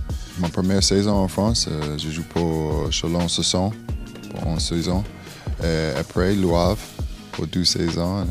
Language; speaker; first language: French; non-native, learner; Spanish